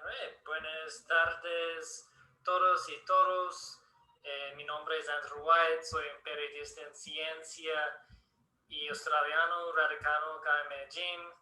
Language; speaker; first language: Spanish; non-native, learner; English